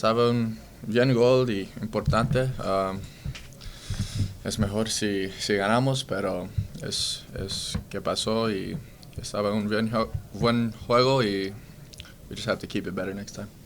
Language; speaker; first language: Spanish; early bilingual, heritage; Spanish